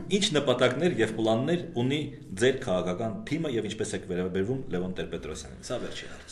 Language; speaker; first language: Armenian; native; Armenian